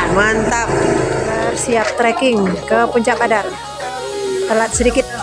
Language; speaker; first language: Indonesian; native; Indonesian